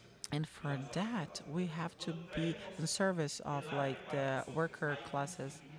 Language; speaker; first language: English; non-native, learner; Portuguese